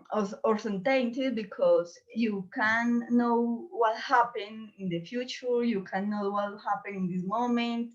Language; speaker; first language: English; non-native, learner; Spanish